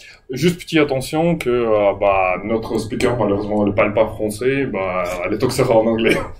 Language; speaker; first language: French; non-native, fluent; Russian